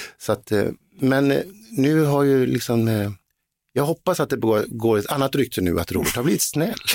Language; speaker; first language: Swedish; native; Swedish